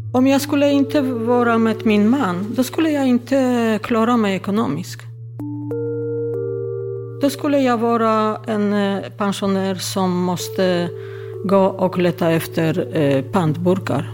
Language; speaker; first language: Swedish; non-native, fluent; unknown